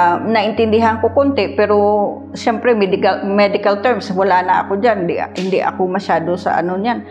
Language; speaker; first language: Filipino; non-native, local second language; Hiligaynon